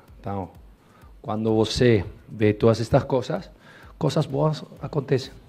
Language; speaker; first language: Portuguese; non-native, fluent; Spanish